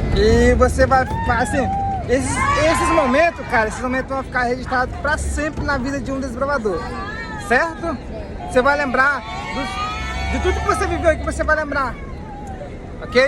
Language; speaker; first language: Portuguese; native; Portuguese